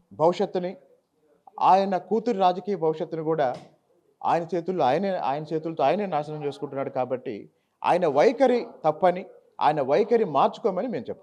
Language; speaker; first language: Telugu; native; Telugu